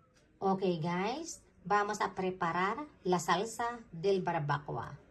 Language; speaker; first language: Spanish; non-native, fluent; Filipino